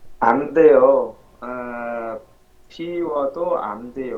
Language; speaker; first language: Korean; non-native, learner; Vietnamese